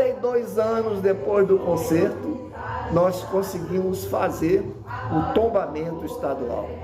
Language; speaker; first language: Portuguese; native; Portuguese